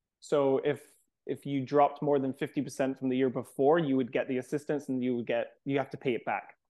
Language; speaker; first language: English; native; English